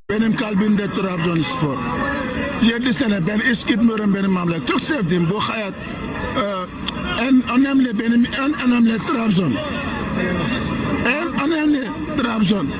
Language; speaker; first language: Turkish; non-native, learner; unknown